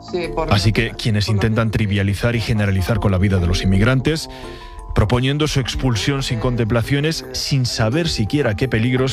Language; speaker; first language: Spanish; native; Spanish